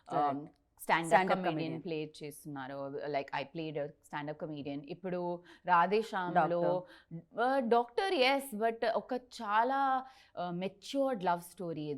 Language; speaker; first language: Telugu; non-native, learner; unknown